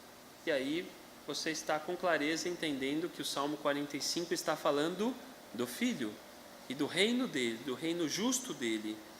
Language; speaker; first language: Portuguese; native; Portuguese